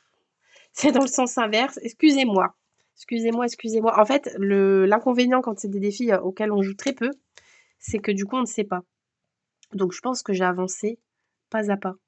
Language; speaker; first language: French; native; French